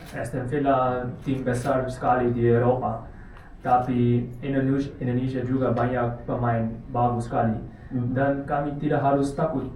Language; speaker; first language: Indonesian; non-native, learner; Dutch